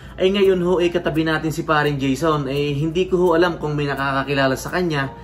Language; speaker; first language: Filipino; native; Filipino